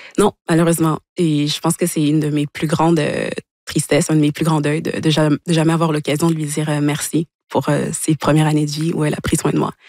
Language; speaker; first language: French; early bilingual, other home language; Lingala